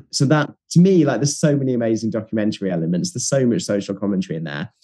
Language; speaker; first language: English; native; English